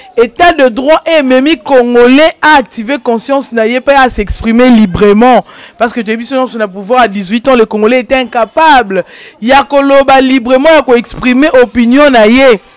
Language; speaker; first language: French; non-native, local second language; Lingala